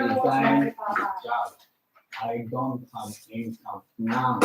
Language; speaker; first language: English; non-native, learner; Japanese